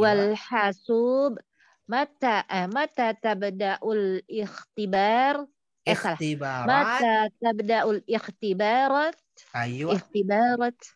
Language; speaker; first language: Arabic; non-native, learner; Indonesian